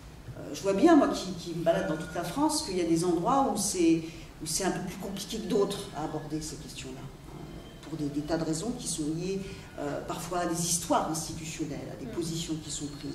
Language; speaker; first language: French; native; French